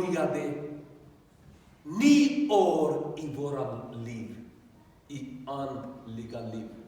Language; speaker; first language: Swedish; non-native, learner; Urdu